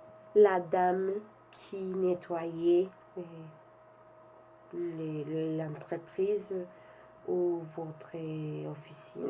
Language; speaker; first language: French; non-native, learner; Spanish